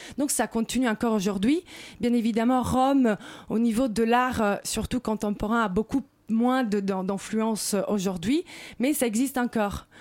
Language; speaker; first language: French; non-native, fluent; Italian